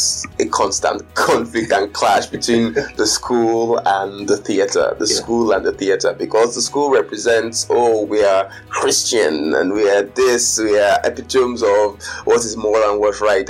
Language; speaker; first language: English; non-native, local second language; Yoruba